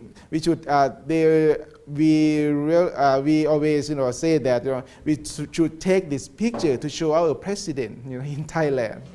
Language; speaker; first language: English; non-native, learner; Thai